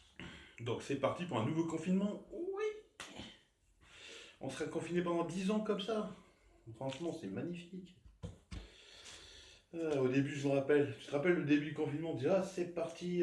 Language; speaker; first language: French; native; French